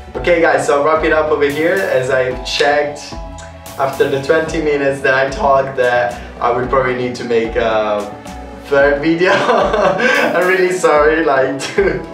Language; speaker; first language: English; non-native, fluent; Italian